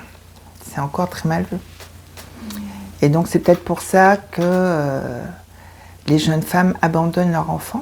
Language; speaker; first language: French; early bilingual, other home language; Korean